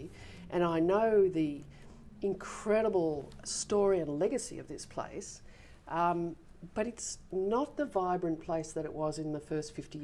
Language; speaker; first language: English; native; English